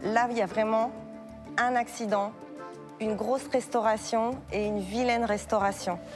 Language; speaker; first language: French; native; French